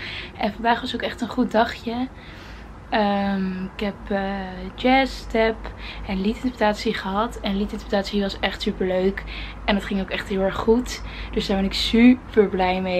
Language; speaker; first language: Dutch; native; Dutch